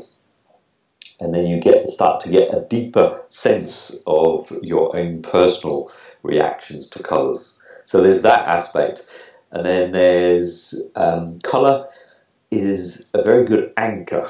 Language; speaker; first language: English; native; English